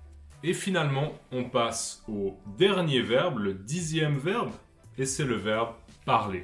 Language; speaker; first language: French; native; French